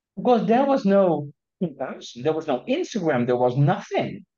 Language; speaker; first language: English; non-native, fluent; Dutch